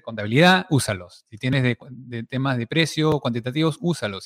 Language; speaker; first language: Spanish; early bilingual, heritage; Spanish